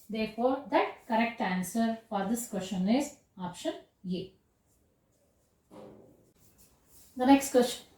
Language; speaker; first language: English; non-native, local second language; Kannada